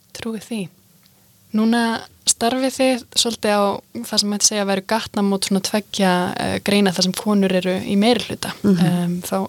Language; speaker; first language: Icelandic; native; Icelandic